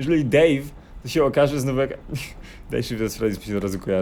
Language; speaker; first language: Polish; native; Polish